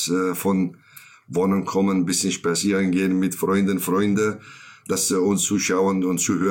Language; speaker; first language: German; non-native, learner; Kurdish